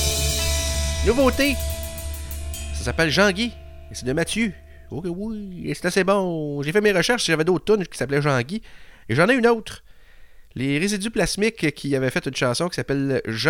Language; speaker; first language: French; native; French